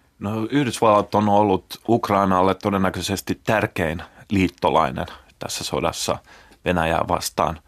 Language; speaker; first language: Finnish; native; Finnish